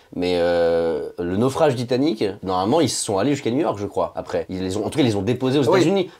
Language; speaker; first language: French; native; French